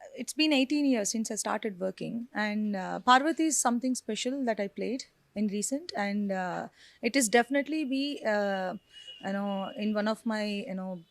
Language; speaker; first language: English; non-native, local second language; Telugu